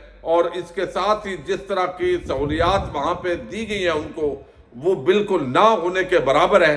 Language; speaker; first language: Urdu; native; Urdu